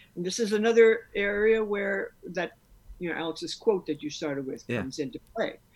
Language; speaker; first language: English; native; English